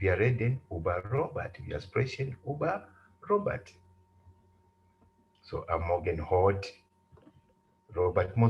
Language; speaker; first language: German; non-native, fluent; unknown